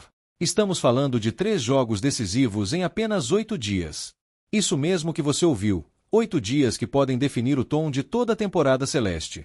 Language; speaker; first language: Portuguese; native; Portuguese